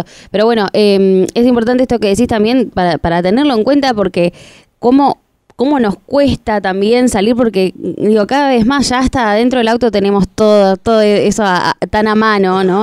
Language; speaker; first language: Spanish; native; Spanish